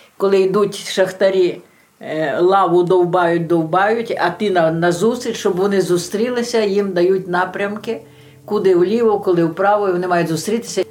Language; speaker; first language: Ukrainian; native; Ukrainian